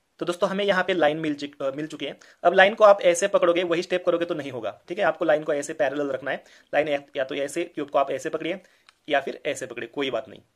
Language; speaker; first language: Hindi; non-native, local second language; Marathi